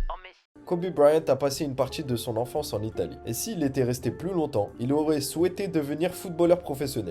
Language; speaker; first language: French; native; French